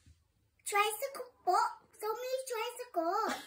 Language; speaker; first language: Filipino; early bilingual, heritage; Japanese